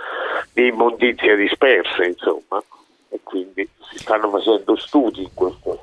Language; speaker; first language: Italian; native; Italian